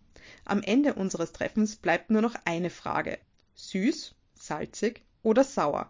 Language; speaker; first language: German; native; German